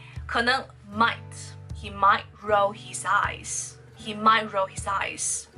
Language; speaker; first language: English; non-native, fluent; Chinese